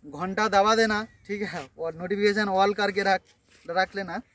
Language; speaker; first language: Hindi; non-native, local second language; Bangla